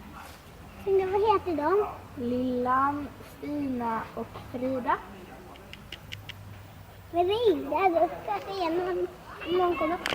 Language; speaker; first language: Swedish; native; Swedish